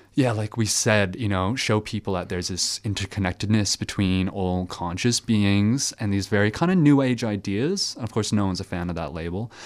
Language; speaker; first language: English; early bilingual, other home language; French